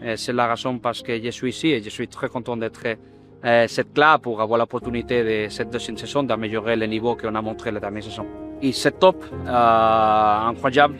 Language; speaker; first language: French; non-native, fluent; Spanish